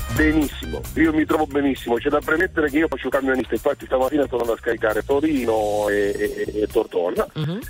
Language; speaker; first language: Italian; native; Italian